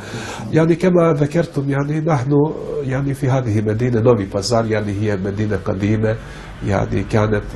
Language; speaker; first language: Arabic; non-native, fluent; Bosnian